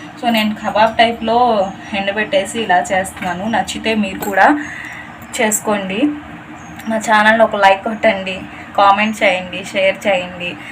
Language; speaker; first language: Telugu; non-native, local second language; Urdu